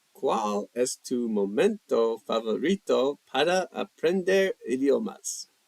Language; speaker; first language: Spanish; non-native, learner; English